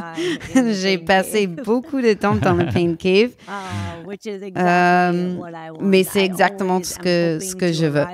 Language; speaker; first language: French; non-native, learner; English